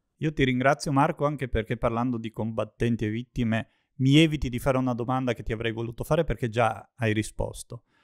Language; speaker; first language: Italian; native; Italian